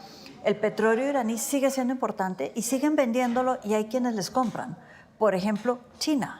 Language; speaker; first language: Spanish; native; Spanish